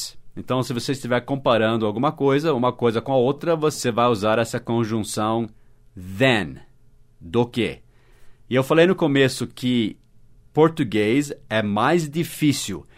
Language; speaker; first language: Portuguese; non-native, fluent; English